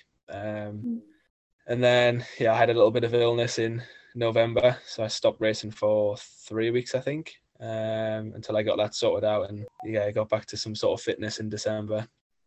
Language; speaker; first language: English; native; English